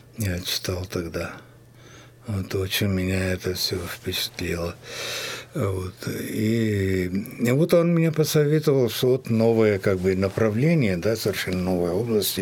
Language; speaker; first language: Russian; non-native, fluent; Hindi